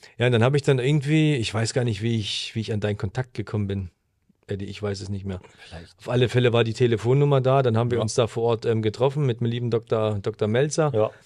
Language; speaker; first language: German; native; German